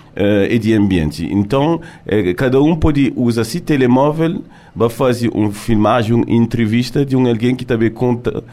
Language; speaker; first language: Portuguese; early bilingual, heritage; French